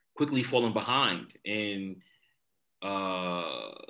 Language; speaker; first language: English; native; English